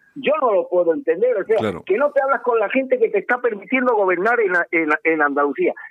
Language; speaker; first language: Spanish; native; Spanish